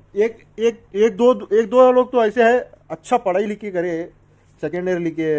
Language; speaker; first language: Hindi; non-native, local second language; Urdu